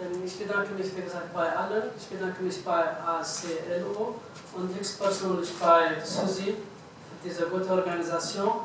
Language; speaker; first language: German; non-native, fluent; Arabic